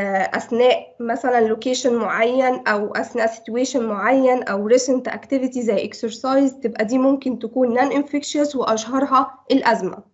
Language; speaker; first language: Arabic; native; Arabic